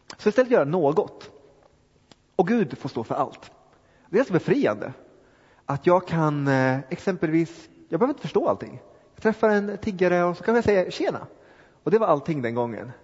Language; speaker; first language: Swedish; native; Swedish